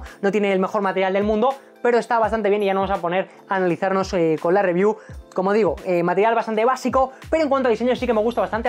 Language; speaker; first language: Spanish; native; Spanish